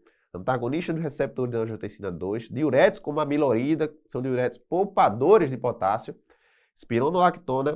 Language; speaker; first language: Portuguese; native; Portuguese